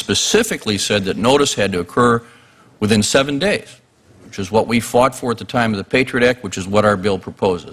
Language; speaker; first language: English; native; English